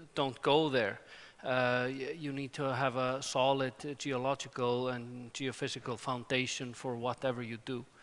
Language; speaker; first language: English; non-native, fluent; Icelandic